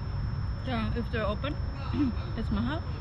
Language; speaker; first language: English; non-native, learner; Indonesian